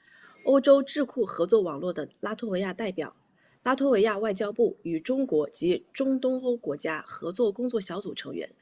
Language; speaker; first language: Chinese; native; Chinese